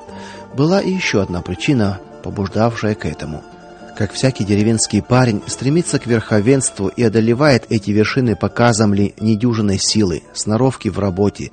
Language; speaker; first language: Russian; native; Russian